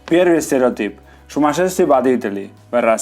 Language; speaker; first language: Russian; non-native, learner; Spanish